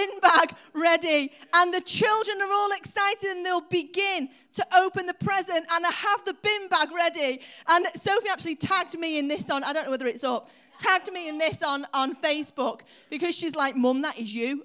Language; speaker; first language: English; native; English